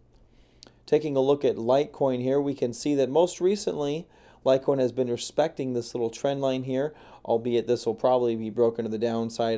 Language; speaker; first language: English; native; English